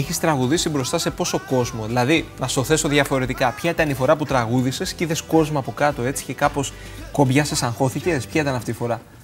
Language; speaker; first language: Greek; native; Greek